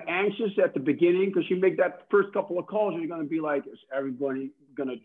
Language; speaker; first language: English; non-native, fluent; Dutch